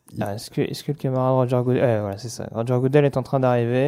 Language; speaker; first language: French; native; French